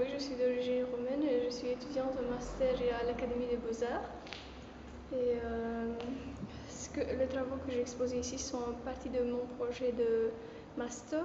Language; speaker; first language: French; non-native, fluent; Romanian